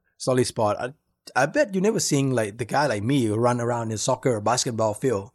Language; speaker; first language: English; non-native, fluent; Thai